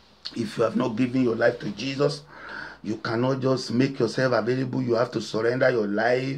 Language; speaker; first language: English; non-native, local second language; Yoruba